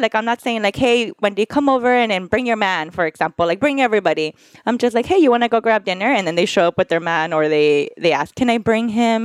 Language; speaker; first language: English; early bilingual, other home language; Spanish